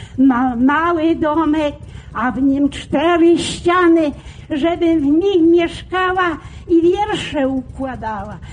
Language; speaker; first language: Polish; native; Polish